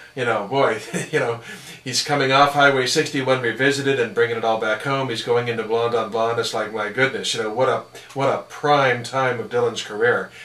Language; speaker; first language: English; native; English